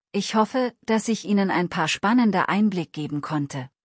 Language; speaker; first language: German; non-native, learner; Telugu